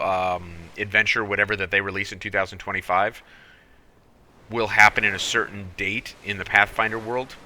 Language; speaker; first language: English; native; English